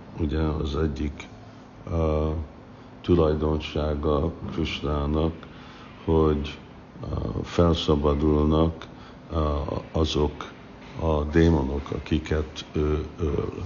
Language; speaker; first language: Hungarian; non-native, fluent; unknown